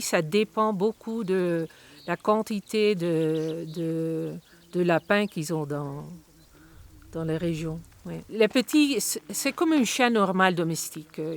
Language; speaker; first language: French; non-native, learner; Spanish